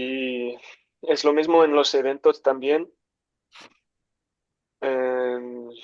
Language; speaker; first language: Spanish; non-native, learner; English